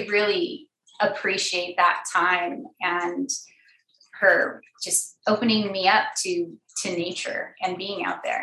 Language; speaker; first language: English; native; English